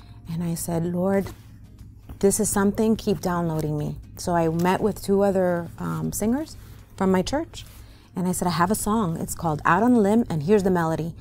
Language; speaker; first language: English; early bilingual, other home language; Spanish